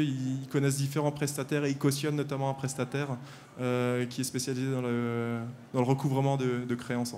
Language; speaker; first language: French; native; French